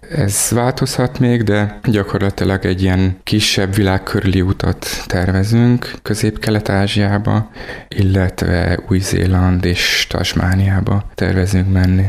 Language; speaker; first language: Hungarian; early bilingual, heritage; Hungarian